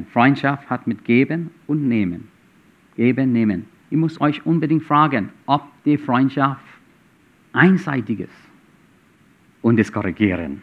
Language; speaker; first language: German; non-native, fluent; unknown